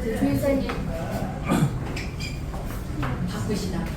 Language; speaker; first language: Korean; native; Korean